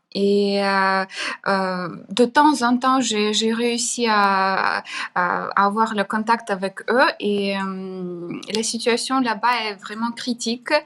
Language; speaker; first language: French; non-native, fluent; Ukrainian